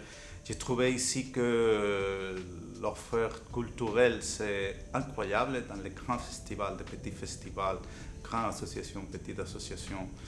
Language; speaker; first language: French; non-native, fluent; Spanish